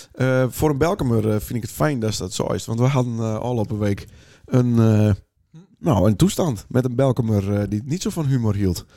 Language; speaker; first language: Dutch; native; Dutch